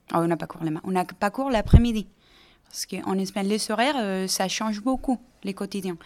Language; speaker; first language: French; non-native, fluent; Spanish